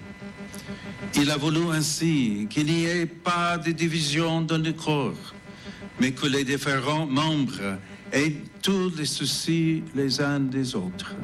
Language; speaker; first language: French; non-native, fluent; English